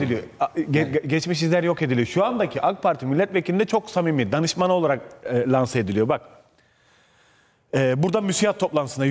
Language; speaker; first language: Turkish; native; Turkish